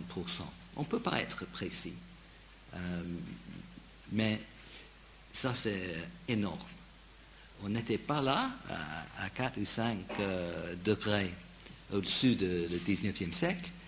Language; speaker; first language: French; non-native, fluent; English